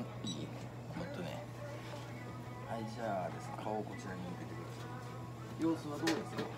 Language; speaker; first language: Japanese; native; Japanese